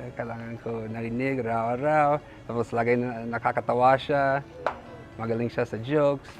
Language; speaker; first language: Filipino; non-native, learner; English